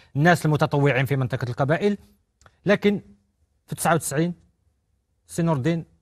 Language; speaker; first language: Arabic; native; Arabic